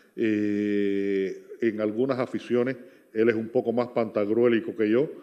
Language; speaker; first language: Spanish; native; Spanish